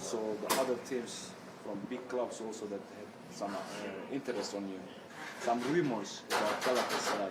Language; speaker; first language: English; non-native, learner; Turkish